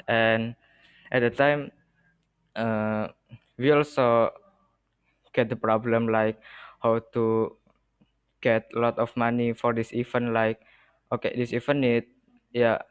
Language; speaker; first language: English; non-native, learner; Indonesian